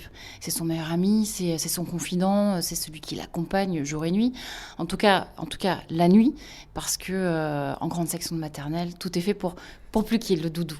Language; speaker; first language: French; native; French